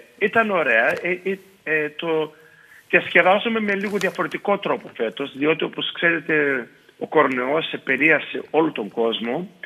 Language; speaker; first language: Greek; early bilingual, heritage; Greek